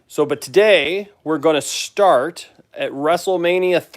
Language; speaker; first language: English; native; English